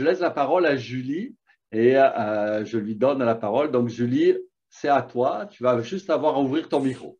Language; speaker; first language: French; native; French